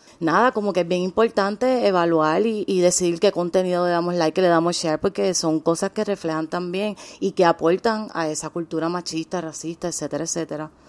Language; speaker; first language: Spanish; native; Spanish